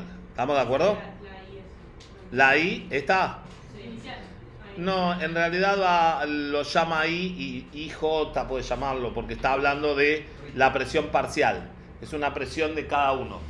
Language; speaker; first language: Spanish; native; Spanish